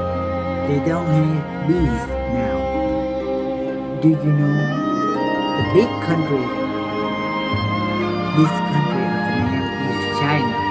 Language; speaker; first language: English; non-native, learner; Vietnamese